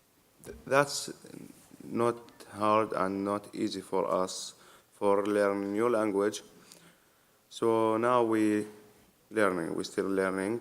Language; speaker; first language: English; non-native, learner; Arabic